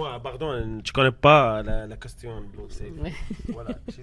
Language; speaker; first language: French; non-native, learner; Arabic